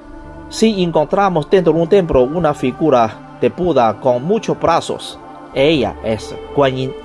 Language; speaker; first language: Spanish; non-native, learner; Chinese